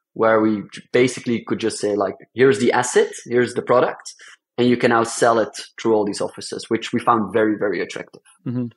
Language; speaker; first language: English; non-native, fluent; Dutch